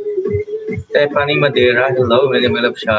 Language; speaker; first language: English; non-native, local second language; Filipino